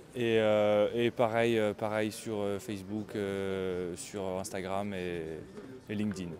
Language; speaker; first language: French; native; French